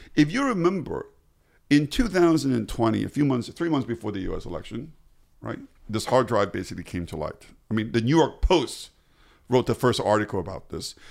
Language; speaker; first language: English; early bilingual, other home language; Chinese